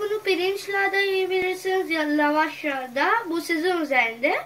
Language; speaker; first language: Turkish; non-native, learner; Urdu